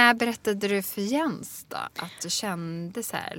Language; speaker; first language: Swedish; native; Swedish